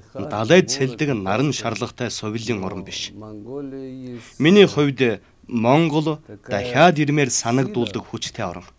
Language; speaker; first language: Mongolian; non-native, fluent; Persian